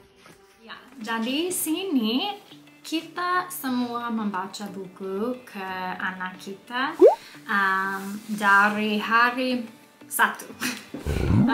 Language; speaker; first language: Indonesian; non-native, learner; English